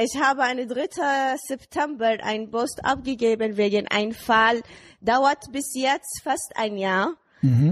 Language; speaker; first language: German; non-native, learner; Arabic